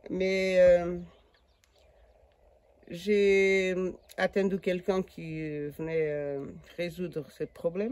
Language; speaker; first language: French; non-native, learner; Portuguese